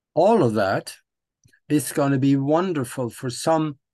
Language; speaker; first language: English; non-native, fluent; Norwegian